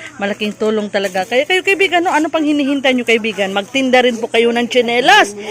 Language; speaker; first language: Filipino; non-native, local second language; Cebuano